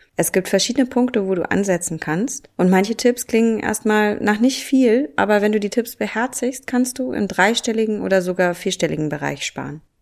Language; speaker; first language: German; native; German